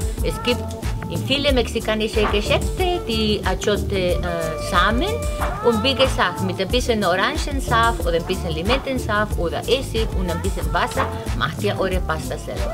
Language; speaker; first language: German; non-native, fluent; Spanish